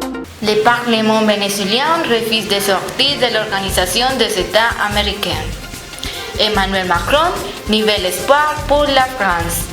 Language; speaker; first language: French; non-native, learner; Spanish